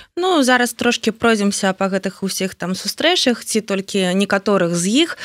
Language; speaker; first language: Belarusian; native; Belarusian